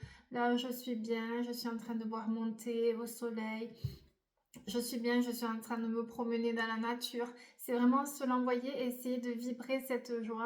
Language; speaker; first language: French; native; French